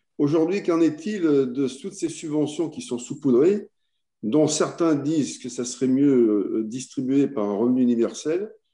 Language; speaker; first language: French; native; French